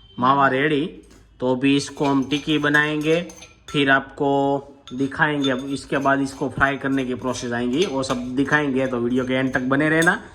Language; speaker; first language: Hindi; non-native, local second language; Gujarati